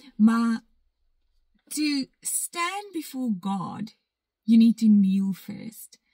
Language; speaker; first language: English; non-native, local second language; Afrikaans